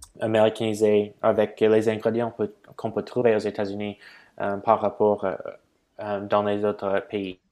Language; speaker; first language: French; non-native, learner; English